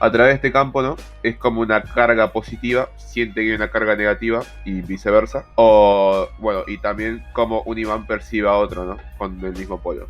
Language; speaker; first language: Spanish; native; Spanish